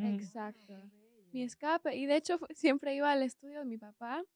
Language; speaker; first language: Spanish; early bilingual, heritage; Spanish